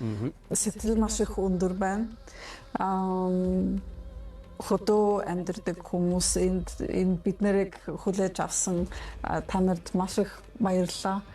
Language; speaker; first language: Mongolian; non-native, fluent; Polish